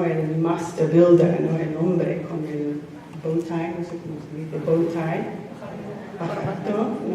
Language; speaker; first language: Spanish; non-native, fluent; English